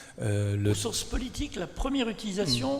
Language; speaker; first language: French; native; French